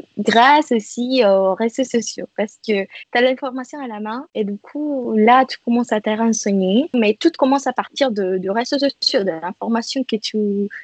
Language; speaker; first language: French; non-native, fluent; Spanish